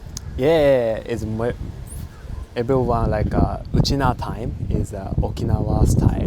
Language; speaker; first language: English; non-native, learner; Japanese